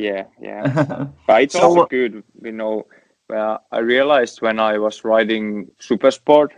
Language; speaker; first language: English; non-native, learner; Finnish